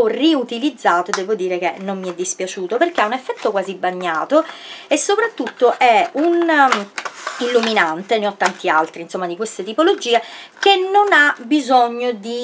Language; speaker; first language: Italian; native; Italian